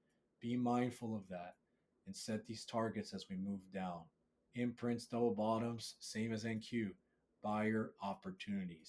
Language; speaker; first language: English; native; English